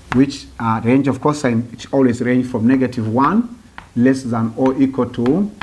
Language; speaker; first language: English; non-native, local second language; Swahili